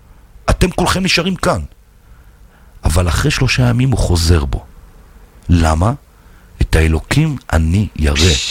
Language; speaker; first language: Hebrew; native; Hebrew